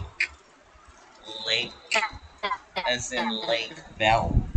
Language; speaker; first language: English; non-native, local second language; Filipino